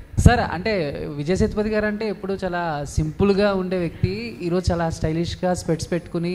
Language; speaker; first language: Telugu; native; Telugu